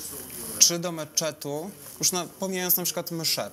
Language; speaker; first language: Polish; native; Polish